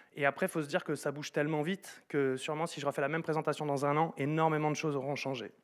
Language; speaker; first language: French; native; French